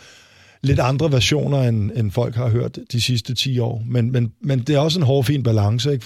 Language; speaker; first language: Danish; native; Danish